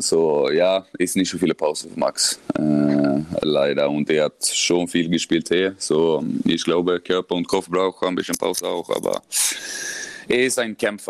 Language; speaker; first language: German; non-native, learner; Swedish